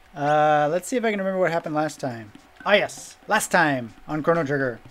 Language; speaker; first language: English; native; English